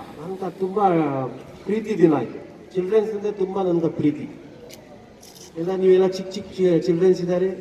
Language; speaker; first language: Kannada; non-native, local second language; Urdu